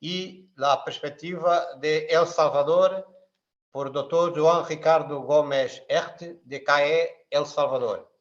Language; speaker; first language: Spanish; non-native, fluent; Portuguese